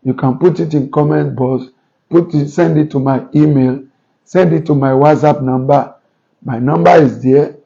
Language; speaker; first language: English; non-native, local second language; Yoruba